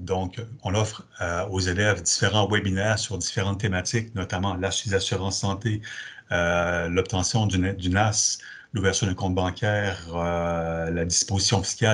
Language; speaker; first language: French; native; French